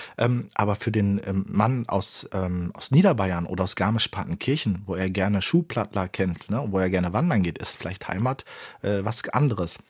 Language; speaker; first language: German; early bilingual, other home language; Turkish